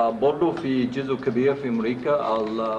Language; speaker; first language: Arabic; non-native, fluent; English